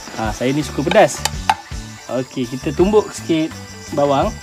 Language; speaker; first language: Malay; non-native, local second language; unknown